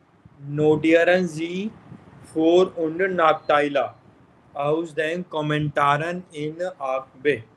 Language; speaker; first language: German; non-native, fluent; Hindi